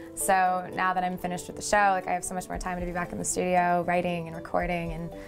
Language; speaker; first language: English; native; English